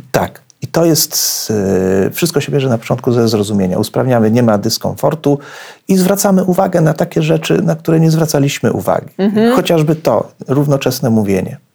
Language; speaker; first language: Polish; native; Polish